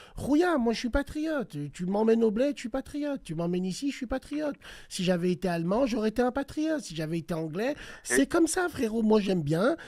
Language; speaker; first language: French; early bilingual, other home language; Arabic